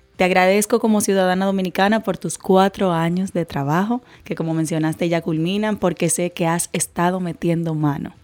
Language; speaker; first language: Spanish; native; Spanish